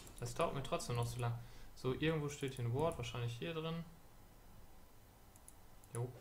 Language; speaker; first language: German; native; German